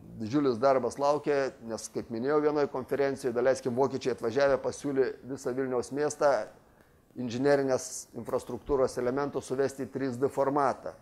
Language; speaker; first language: Lithuanian; native; Lithuanian